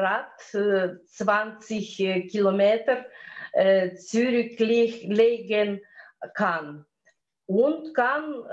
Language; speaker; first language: German; non-native, learner; Russian